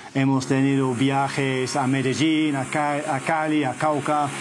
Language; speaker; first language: Spanish; non-native, fluent; English